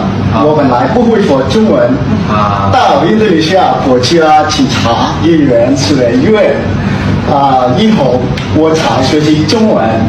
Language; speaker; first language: Chinese; non-native, learner; Indonesian